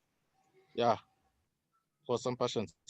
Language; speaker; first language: English; non-native, learner; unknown